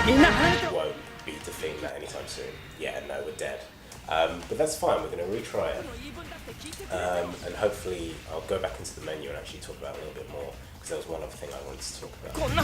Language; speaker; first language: English; native; English